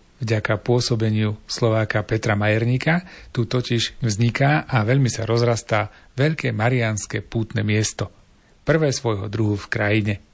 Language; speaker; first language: Slovak; native; Slovak